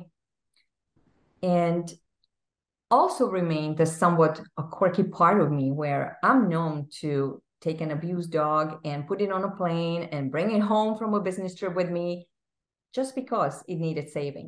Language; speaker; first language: English; non-native, fluent; Czech